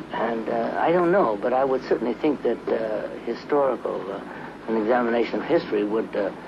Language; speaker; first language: English; native; English